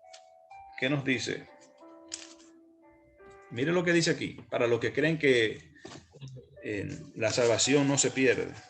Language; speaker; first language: Spanish; native; Spanish